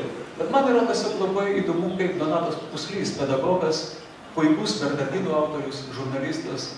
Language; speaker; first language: Lithuanian; native; Lithuanian